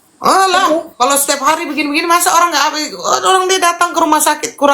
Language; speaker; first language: Indonesian; native; Indonesian